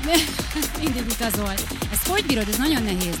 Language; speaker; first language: Hungarian; native; Hungarian